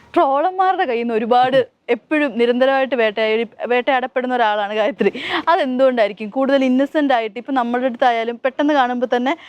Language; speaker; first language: Malayalam; native; Malayalam